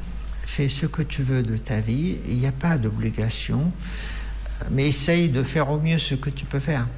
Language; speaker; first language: French; non-native, fluent; Arabic